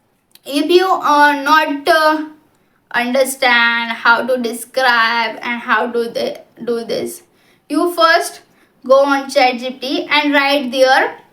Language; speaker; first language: English; non-native, local second language; Hindi